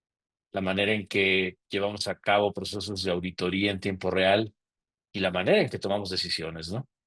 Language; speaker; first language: Spanish; native; Spanish